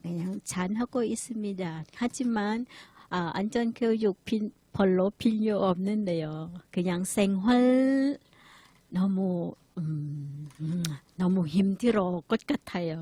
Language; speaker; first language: Korean; non-native, learner; Thai